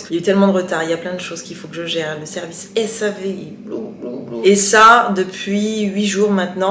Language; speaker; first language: French; native; French